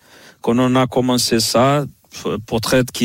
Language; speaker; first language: French; non-native, fluent; Portuguese